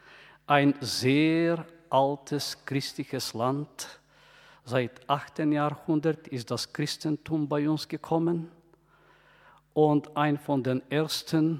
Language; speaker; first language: German; non-native, fluent; Bulgarian